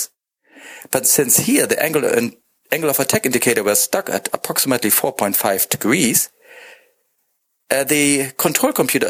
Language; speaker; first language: English; non-native, fluent; German